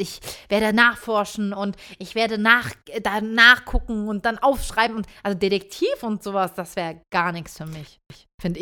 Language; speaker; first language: German; early bilingual, other home language; Turkish